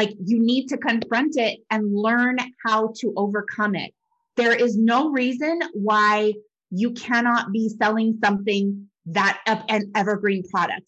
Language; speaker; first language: English; native; English